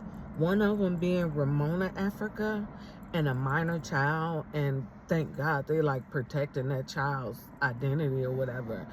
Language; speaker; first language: English; native; English